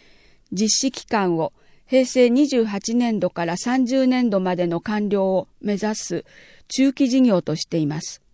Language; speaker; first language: Japanese; native; Japanese